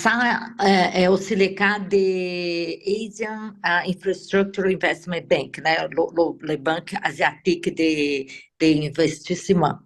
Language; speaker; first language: French; non-native, fluent; Portuguese